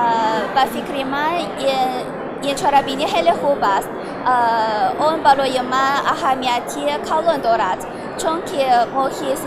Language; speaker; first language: Persian; non-native, learner; Chinese